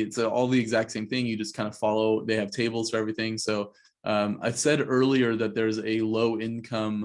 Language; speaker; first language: English; native; English